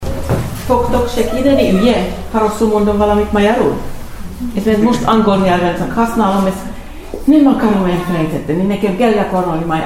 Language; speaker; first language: Hungarian; non-native, learner; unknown